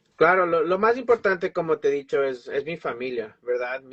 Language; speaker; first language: Spanish; early bilingual, heritage; Spanish